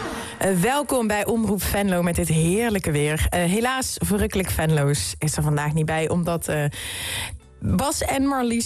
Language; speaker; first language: Dutch; native; Dutch